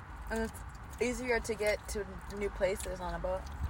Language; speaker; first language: English; early bilingual, other home language; Spanish